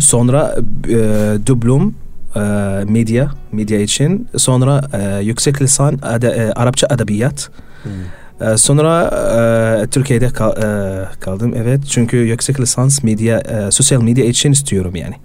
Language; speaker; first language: Turkish; non-native, learner; Arabic